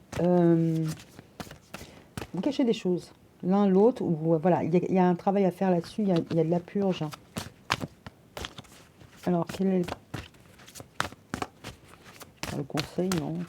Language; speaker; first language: French; native; French